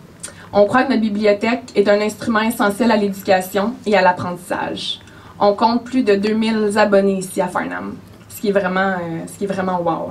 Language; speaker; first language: French; native; French